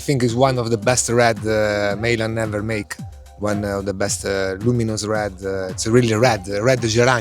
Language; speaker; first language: English; non-native, fluent; Italian